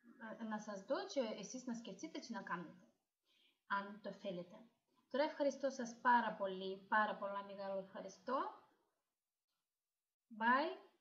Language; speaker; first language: Greek; non-native, learner; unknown